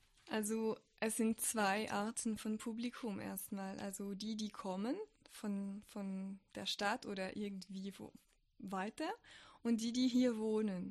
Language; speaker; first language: German; non-native, fluent; French